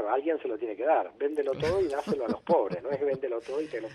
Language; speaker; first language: Spanish; native; Spanish